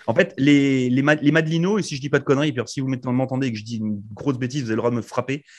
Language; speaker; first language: French; native; French